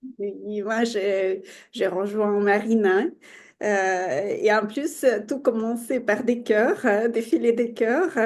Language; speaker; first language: French; non-native, fluent; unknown